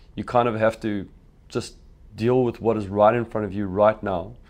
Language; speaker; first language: English; native; English